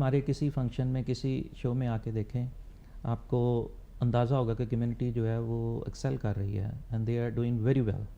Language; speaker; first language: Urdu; native; Urdu